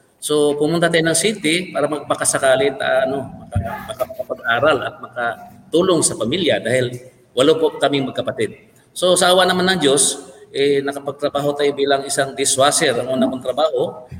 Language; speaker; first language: Filipino; non-native, local second language; Cebuano